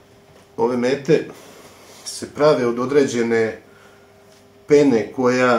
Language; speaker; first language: Serbian; native; Serbian